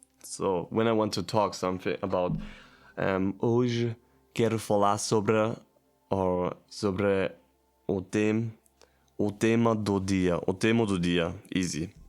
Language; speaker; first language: Portuguese; non-native, learner; German